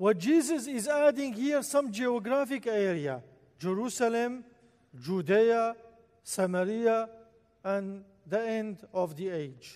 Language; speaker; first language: English; non-native, fluent; Arabic